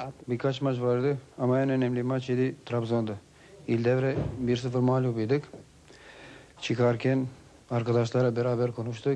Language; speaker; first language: Turkish; non-native, fluent; Albanian